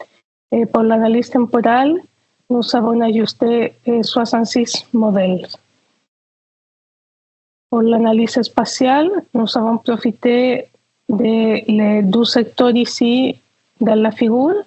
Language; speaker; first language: French; non-native, fluent; Spanish